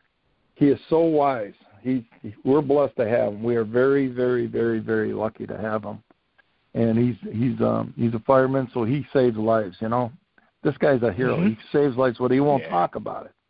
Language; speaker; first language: English; native; English